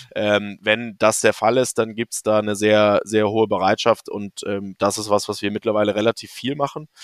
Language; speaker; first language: German; native; German